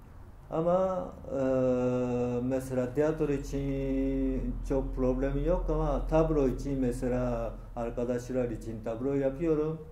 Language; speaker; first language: Turkish; non-native, learner; Japanese